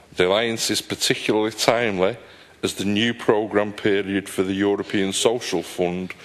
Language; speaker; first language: English; native; English